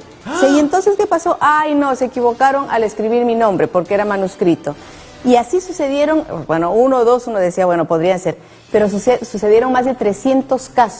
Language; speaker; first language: Spanish; native; Spanish